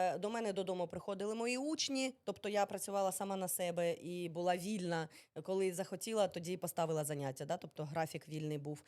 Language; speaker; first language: Ukrainian; early bilingual, other home language; Russian